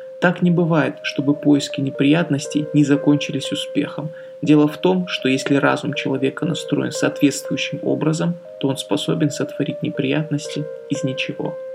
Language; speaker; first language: Russian; native; Russian